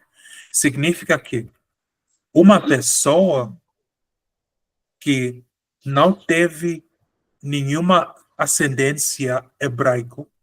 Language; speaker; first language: Portuguese; non-native, fluent; Spanish